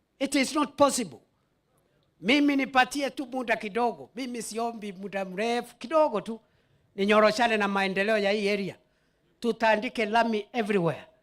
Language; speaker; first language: Swahili; non-native, local second language; Meru